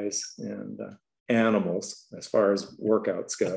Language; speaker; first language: English; native; English